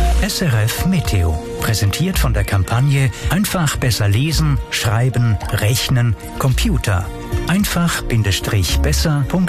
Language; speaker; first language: German; native; German